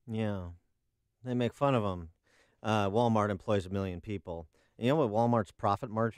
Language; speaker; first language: English; native; English